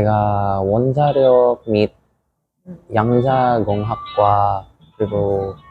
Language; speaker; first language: Korean; non-native, learner; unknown